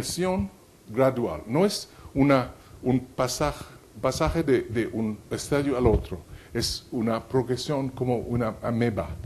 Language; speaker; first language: Spanish; non-native, fluent; French